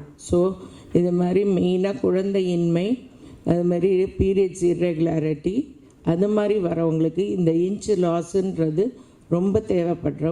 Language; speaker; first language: Tamil; native; Tamil